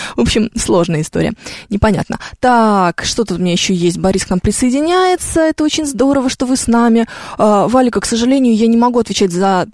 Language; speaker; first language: Russian; native; Russian